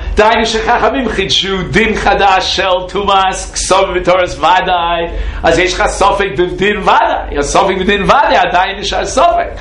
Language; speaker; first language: Hebrew; non-native, fluent; English